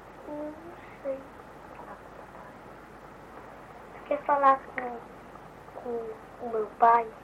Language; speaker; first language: Portuguese; early bilingual, heritage; Portuguese